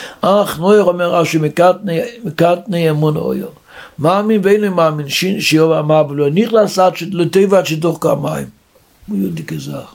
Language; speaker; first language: Hebrew; non-native, local second language; Yiddish